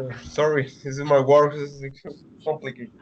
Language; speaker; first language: English; non-native, learner; Spanish